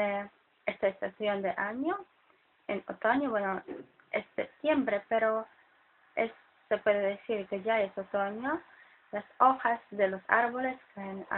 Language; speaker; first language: Spanish; non-native, fluent; Polish